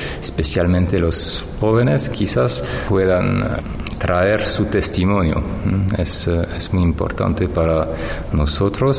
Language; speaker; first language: Spanish; non-native, fluent; French